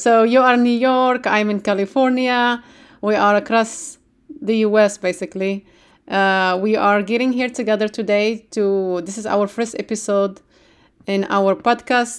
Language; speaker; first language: English; non-native, fluent; Arabic